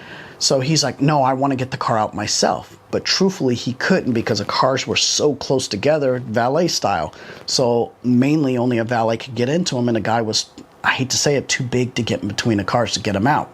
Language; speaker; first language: English; native; English